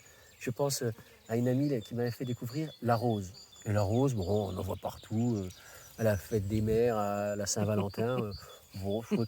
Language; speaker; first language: French; native; French